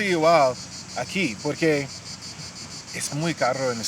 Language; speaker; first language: Spanish; non-native, learner; English